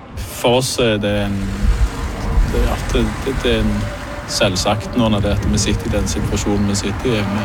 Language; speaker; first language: Norwegian; native; Norwegian